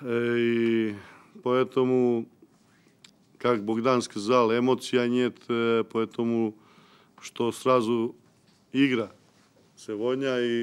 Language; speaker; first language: Russian; non-native, local second language; Ukrainian